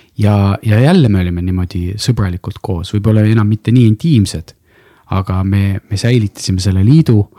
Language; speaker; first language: Estonian; non-native, local second language; Russian